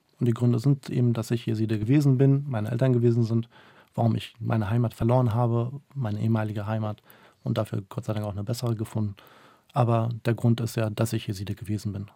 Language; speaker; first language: German; early bilingual, other home language; Kurdish